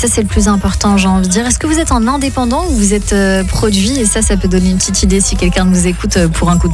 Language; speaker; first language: French; native; French